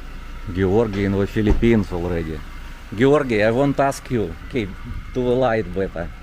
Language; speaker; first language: English; non-native, learner; Russian